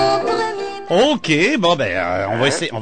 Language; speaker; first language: French; native; French